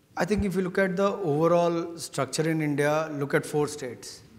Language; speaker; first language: English; non-native, local second language; Hindi